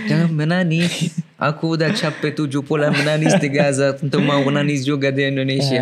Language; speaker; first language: Indonesian; non-native, fluent; Arabic